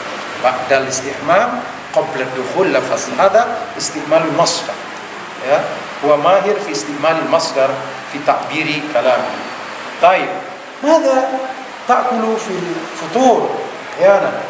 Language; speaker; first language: Arabic; non-native, fluent; Indonesian